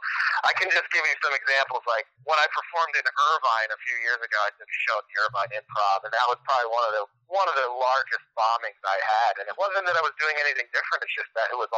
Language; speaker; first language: English; native; English